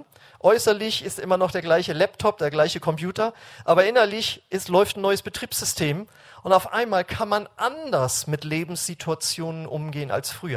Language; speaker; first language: German; native; German